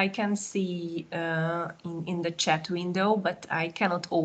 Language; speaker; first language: English; non-native, fluent; Hungarian